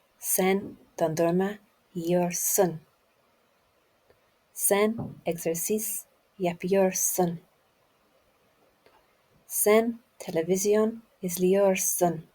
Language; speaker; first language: Turkish; non-native, learner; English